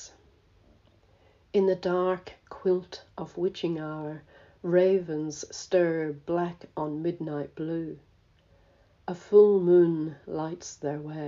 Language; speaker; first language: English; native; English